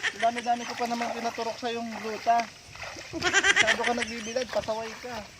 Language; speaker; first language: Filipino; non-native, local second language; Bikol